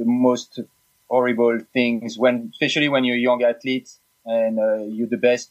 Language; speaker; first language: English; non-native, fluent; French